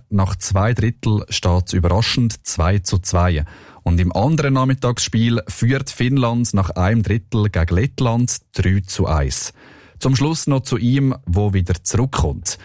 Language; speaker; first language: German; native; German